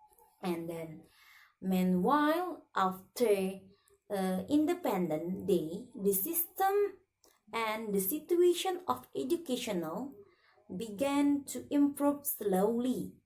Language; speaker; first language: English; non-native, learner; Indonesian